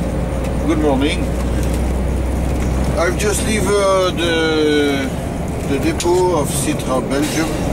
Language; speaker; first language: English; non-native, learner; French